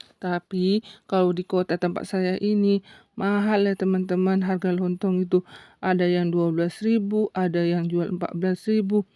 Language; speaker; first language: Indonesian; non-native, local second language; Buginese